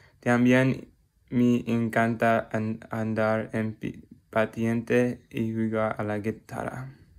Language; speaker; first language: Spanish; non-native, learner; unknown